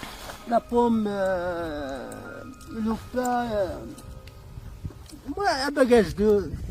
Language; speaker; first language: French; non-native, learner; Berber languages